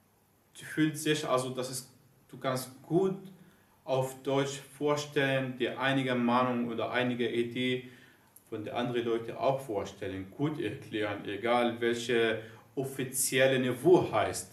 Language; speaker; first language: German; non-native, learner; Arabic